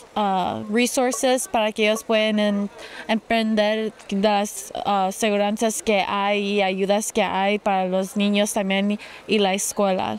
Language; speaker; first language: Spanish; early bilingual, heritage; Spanish